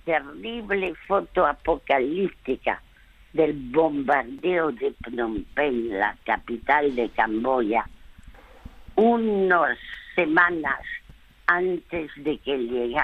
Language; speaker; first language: Spanish; early bilingual, other home language; French